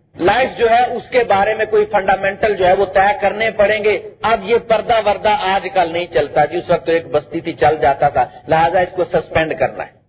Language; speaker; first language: Urdu; non-native, local second language; Punjabi